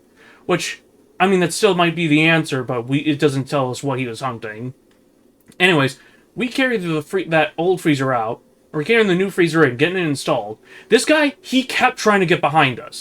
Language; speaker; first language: English; native; English